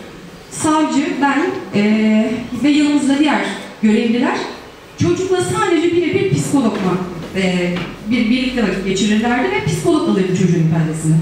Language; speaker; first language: Turkish; native; Turkish